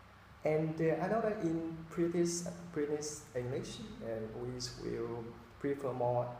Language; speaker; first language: English; non-native, fluent; Vietnamese